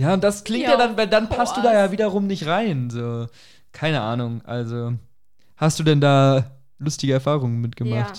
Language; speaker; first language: German; native; German